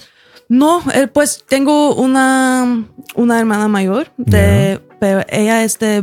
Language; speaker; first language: Spanish; early bilingual, heritage; Spanish